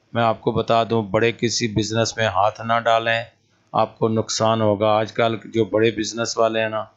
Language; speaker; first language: Urdu; non-native, local second language; Punjabi